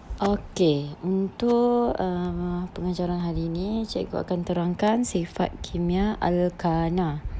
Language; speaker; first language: Malay; native; Malay